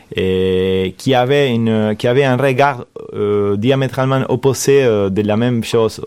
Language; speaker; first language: French; non-native, fluent; Spanish